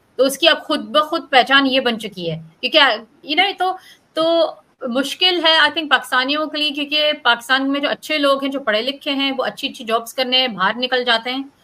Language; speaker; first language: Urdu; native; Urdu